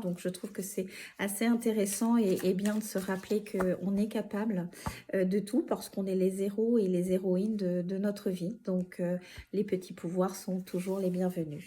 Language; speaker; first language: French; native; French